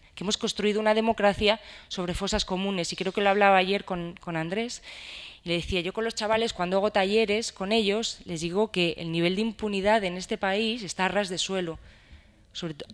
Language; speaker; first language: Spanish; native; Spanish